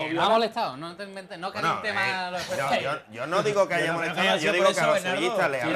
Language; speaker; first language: Spanish; native; Spanish